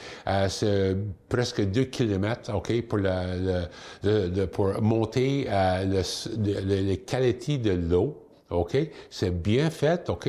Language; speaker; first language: French; non-native, local second language; English